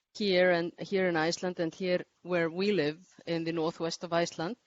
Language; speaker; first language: English; non-native, fluent; Icelandic